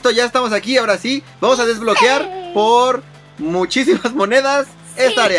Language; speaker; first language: Spanish; native; Spanish